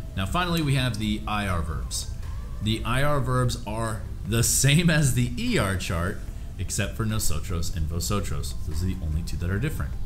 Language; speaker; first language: English; native; English